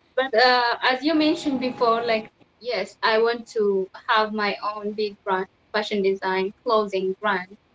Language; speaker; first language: English; non-native, fluent; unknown